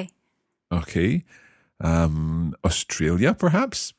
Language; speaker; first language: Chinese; non-native, learner; English